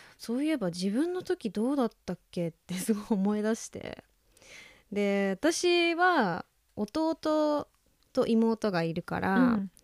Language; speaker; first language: Japanese; native; Japanese